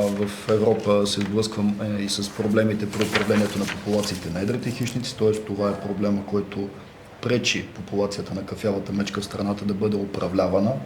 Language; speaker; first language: Bulgarian; native; Bulgarian